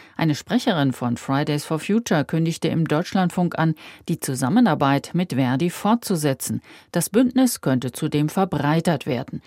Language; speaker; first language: German; native; German